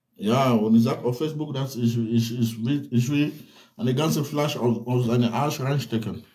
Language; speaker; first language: German; non-native, learner; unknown